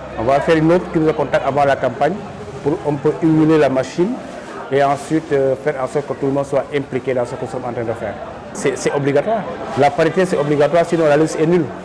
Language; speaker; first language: French; non-native, local second language; Wolof